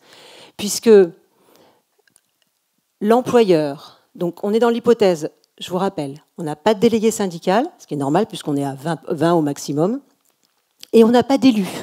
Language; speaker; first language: French; native; French